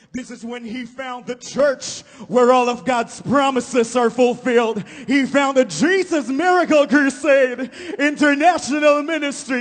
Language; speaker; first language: English; non-native, local second language; Filipino